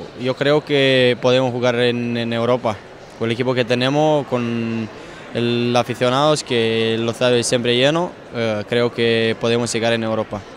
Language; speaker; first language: Spanish; non-native, fluent; Romanian